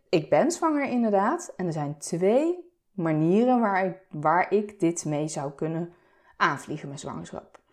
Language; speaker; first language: Dutch; early bilingual, other home language; Turkish